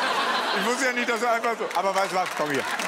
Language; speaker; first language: German; native; German